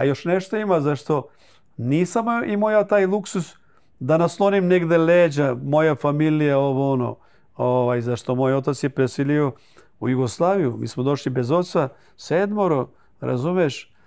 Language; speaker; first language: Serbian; early bilingual, heritage; Croatian